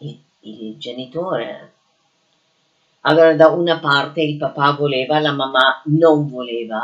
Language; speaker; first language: Italian; non-native, fluent; English